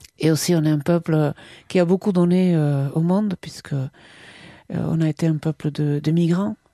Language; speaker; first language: French; non-native, local second language; Basque